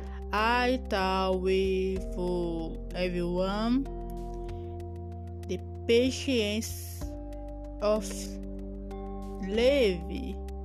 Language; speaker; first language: English; non-native, learner; Portuguese